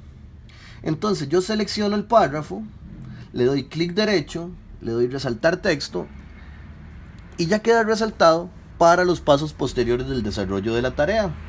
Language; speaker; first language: Spanish; native; Spanish